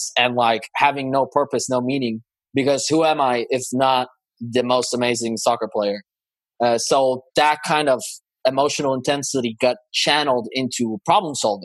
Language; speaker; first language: English; non-native, fluent; Polish